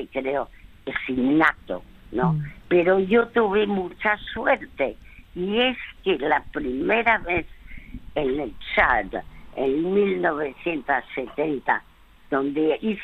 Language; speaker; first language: Spanish; early bilingual, other home language; French